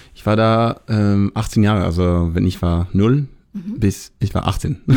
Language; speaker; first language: German; non-native, fluent; Hebrew